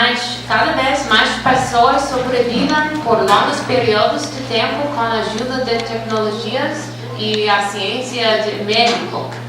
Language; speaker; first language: Portuguese; non-native, fluent; English